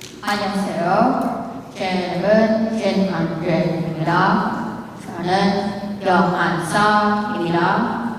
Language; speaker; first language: Korean; early bilingual, heritage; Korean